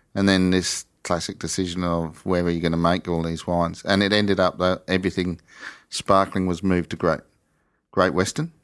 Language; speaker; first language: English; native; English